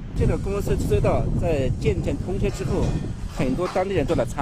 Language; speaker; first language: Chinese; native; Chinese